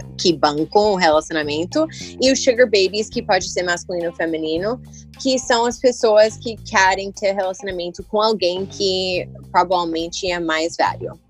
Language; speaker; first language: Portuguese; early bilingual, heritage; English